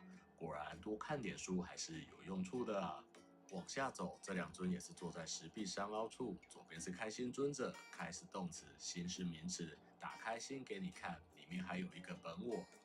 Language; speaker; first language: Chinese; native; Chinese